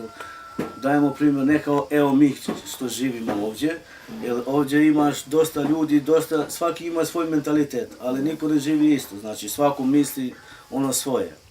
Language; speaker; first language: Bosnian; non-native, local second language; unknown